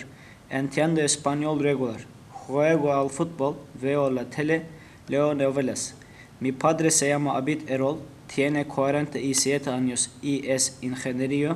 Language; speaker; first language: Spanish; non-native, learner; Turkish